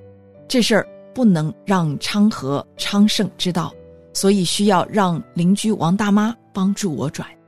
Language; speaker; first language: Chinese; native; Chinese